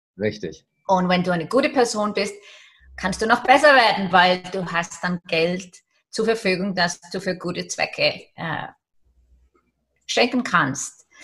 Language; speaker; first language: German; non-native, fluent; Icelandic